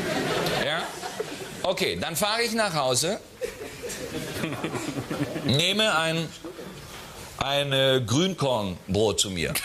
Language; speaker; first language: German; native; German